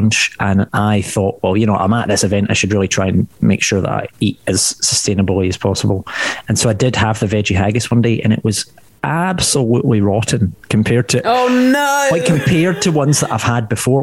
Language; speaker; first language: English; native; English